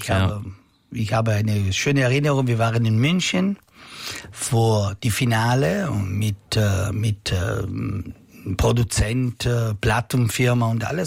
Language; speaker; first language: German; non-native, learner; Italian